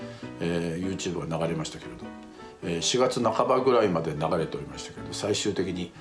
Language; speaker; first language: Japanese; native; Japanese